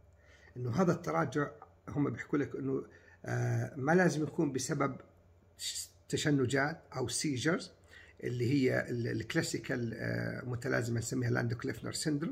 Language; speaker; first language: Arabic; native; Arabic